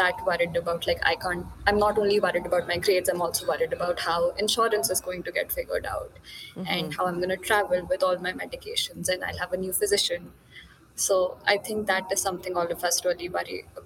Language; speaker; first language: English; non-native, local second language; Hindi